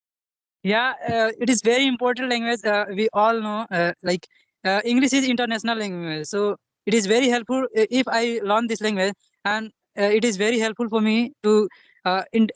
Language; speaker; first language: English; non-native, learner; Hindi